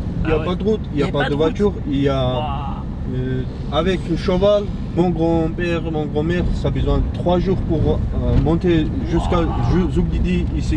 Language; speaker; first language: French; non-native, learner; Georgian